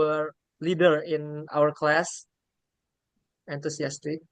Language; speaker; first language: English; non-native, learner; Indonesian